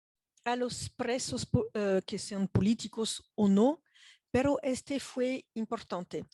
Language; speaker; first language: Spanish; non-native, fluent; French